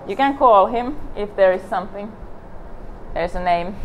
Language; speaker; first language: English; non-native, fluent; Finnish